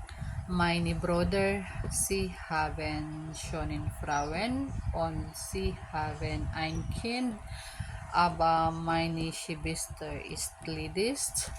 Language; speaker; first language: German; non-native, learner; Filipino